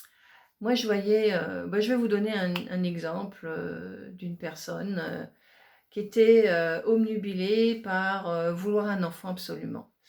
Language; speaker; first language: French; native; French